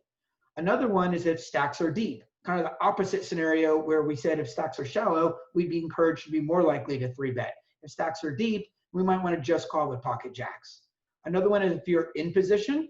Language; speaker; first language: English; native; English